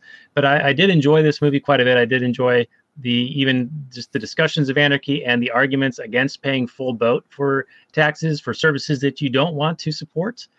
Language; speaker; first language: English; native; English